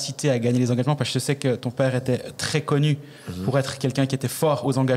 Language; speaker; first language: French; native; French